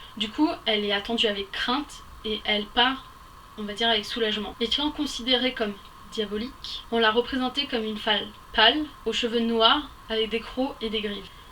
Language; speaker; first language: French; native; French